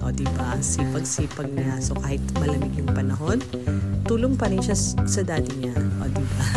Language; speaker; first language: Filipino; native; Filipino